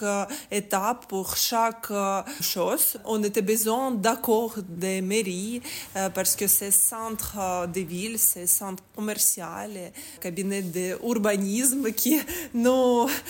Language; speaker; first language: French; non-native, learner; Ukrainian